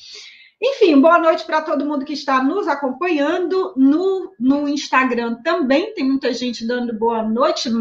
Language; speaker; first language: Portuguese; native; Portuguese